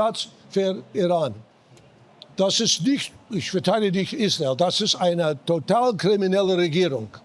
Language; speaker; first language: German; non-native, fluent; English